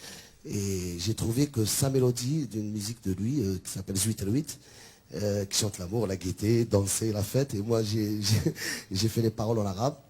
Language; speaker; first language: French; non-native, local second language; Arabic